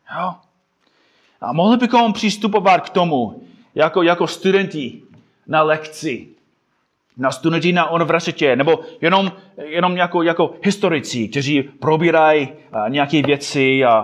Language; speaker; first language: Czech; non-native, fluent; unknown